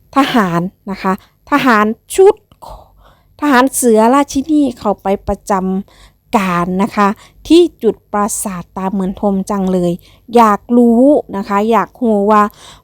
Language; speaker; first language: Thai; non-native, local second language; Northeastern Thai